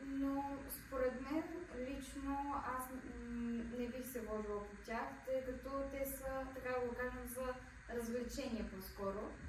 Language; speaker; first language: Bulgarian; native; Bulgarian